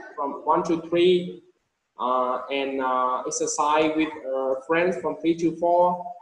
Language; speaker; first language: English; non-native, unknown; Vietnamese